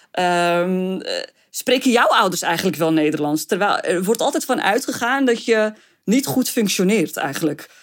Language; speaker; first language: Dutch; early bilingual, other home language; Arabic